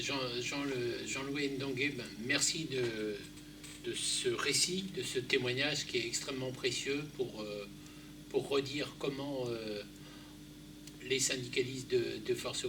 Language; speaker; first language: French; native; French